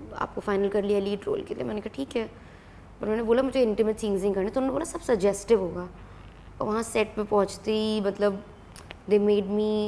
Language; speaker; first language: Hindi; native; Hindi